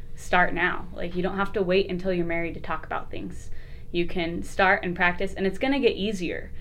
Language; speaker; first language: English; native; English